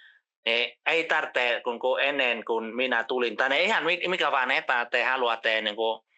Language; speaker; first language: Finnish; non-native, fluent; Vietnamese